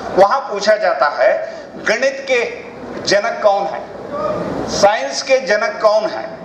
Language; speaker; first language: Hindi; non-native, local second language; Kannada